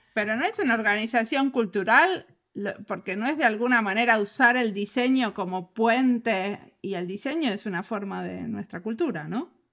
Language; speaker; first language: Spanish; native; Spanish